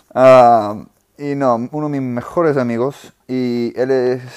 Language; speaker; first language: Spanish; non-native, fluent; English